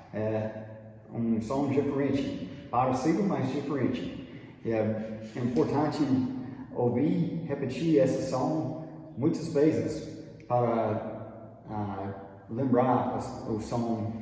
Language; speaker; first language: Portuguese; non-native, fluent; English